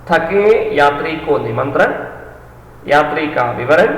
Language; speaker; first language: Hindi; non-native, local second language; Malayalam